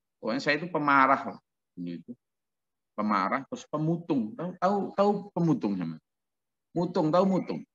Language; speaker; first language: Indonesian; non-native, local second language; Javanese